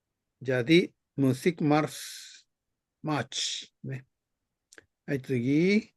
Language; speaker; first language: Indonesian; non-native, fluent; Japanese